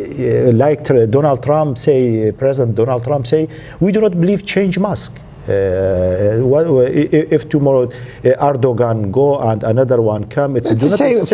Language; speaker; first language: English; non-native, learner; Central Kurdish